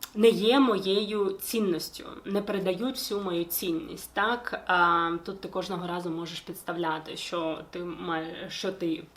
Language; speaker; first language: Ukrainian; non-native, local second language; Russian